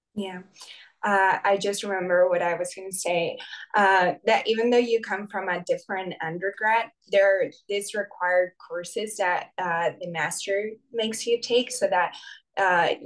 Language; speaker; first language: English; non-native, fluent; Spanish